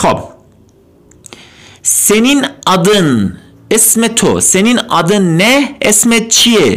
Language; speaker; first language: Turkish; non-native, fluent; Persian